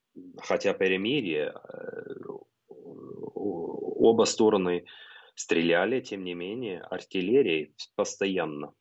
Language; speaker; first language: Russian; non-native, fluent; Norwegian